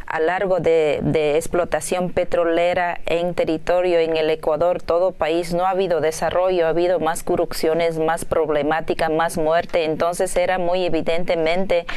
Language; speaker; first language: Spanish; native; Spanish